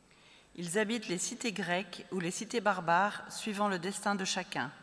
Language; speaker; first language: French; native; French